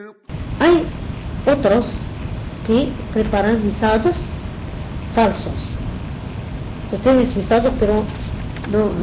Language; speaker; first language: Spanish; non-native, fluent; Arabic